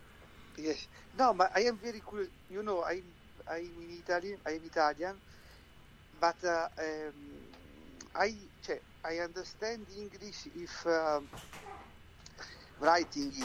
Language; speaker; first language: English; non-native, learner; Italian